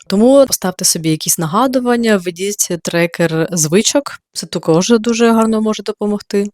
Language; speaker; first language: Ukrainian; native; Ukrainian